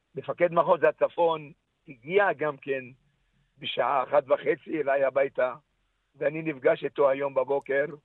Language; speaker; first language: Hebrew; non-native, local second language; Arabic